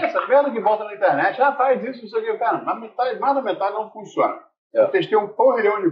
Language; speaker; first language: Portuguese; native; Portuguese